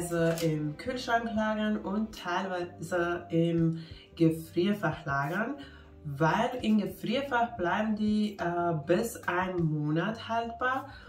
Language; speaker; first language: German; non-native, fluent; Finnish